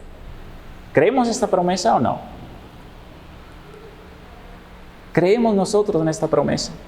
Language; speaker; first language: Spanish; non-native, fluent; Dutch